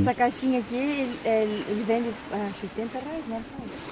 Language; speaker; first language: Portuguese; native; Portuguese